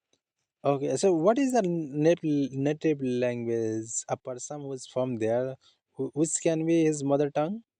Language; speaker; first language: English; non-native, learner; Hindi